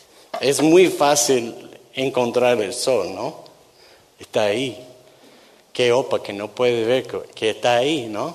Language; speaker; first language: Spanish; non-native, fluent; English